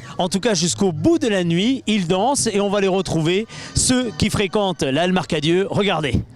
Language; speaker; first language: French; native; French